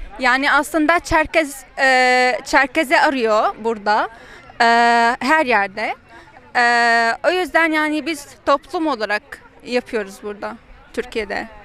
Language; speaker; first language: Turkish; non-native, fluent; Adyghe